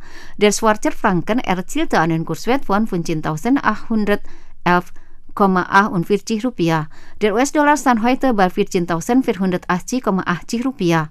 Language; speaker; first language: German; non-native, fluent; Indonesian